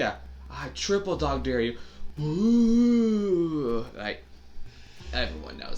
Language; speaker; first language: English; native; English